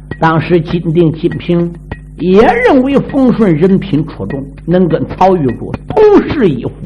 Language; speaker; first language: Chinese; native; Chinese